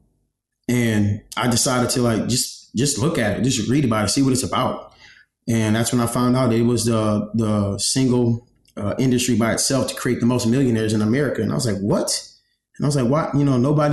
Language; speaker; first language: English; native; English